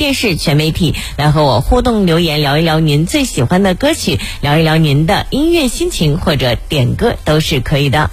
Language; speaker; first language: Chinese; native; Chinese